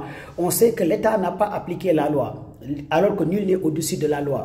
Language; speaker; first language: French; non-native, local second language; Wolof